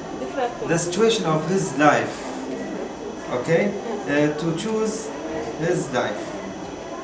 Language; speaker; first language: English; non-native, learner; Arabic